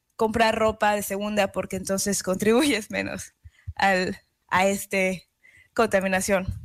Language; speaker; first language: Spanish; native; Spanish